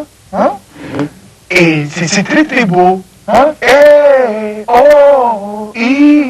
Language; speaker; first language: French; non-native, fluent; English